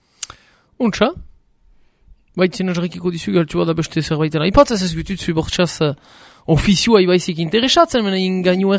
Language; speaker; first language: Basque; native; Basque